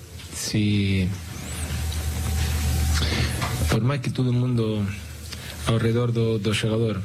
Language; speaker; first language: Portuguese; non-native, learner; Spanish